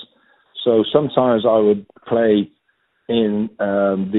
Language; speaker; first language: English; native; English